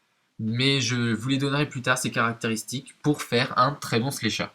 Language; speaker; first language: French; native; French